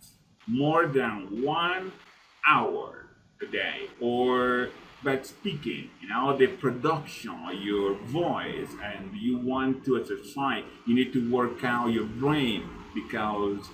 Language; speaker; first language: English; non-native, fluent; Spanish